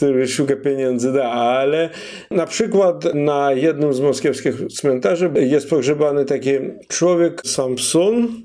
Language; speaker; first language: Polish; non-native, fluent; Russian